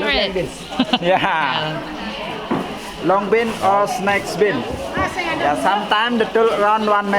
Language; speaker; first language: English; non-native, learner; Indonesian